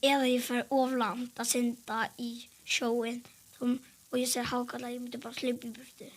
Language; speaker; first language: Icelandic; early bilingual, other home language; Portuguese